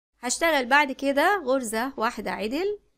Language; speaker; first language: Arabic; native; Arabic